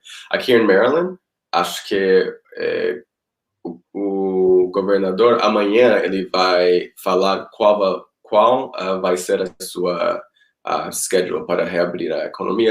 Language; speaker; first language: Portuguese; non-native, fluent; Spanish